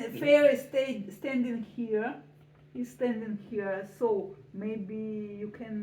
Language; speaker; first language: English; non-native, learner; Russian